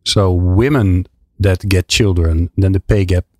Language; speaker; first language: English; non-native, fluent; Dutch